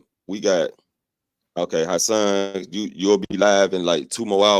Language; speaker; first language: English; native; English